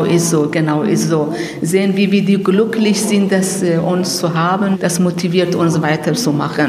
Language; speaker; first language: German; non-native, learner; Persian